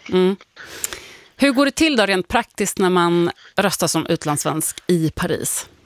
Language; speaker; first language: Swedish; native; Swedish